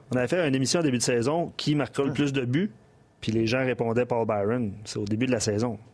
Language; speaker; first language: French; native; French